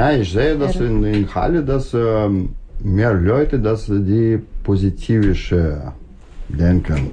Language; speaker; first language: German; non-native, learner; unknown